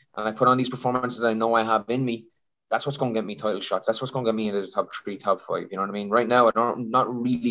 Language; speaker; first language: English; native; English